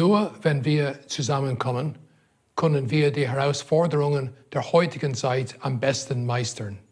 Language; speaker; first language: German; non-native, fluent; English